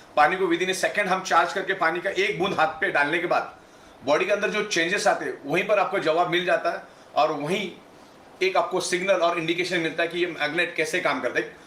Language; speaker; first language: Hindi; non-native, local second language; Gujarati